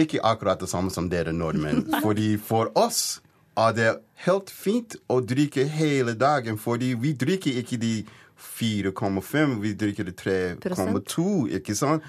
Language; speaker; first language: Norwegian; non-native, fluent; English